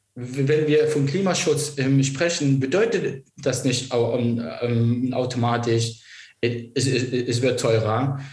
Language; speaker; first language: German; non-native, local second language; Kurdish